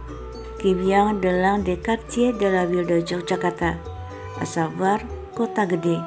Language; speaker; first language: French; non-native, fluent; Indonesian